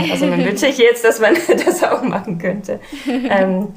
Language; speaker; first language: German; non-native, fluent; English